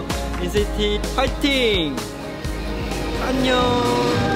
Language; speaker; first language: Korean; non-native, fluent; Chinese